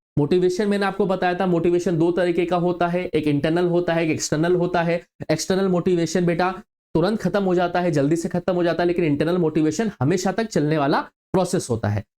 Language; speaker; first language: Hindi; native; Hindi